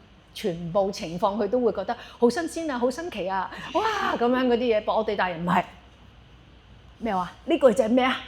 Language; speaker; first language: Cantonese; native; Cantonese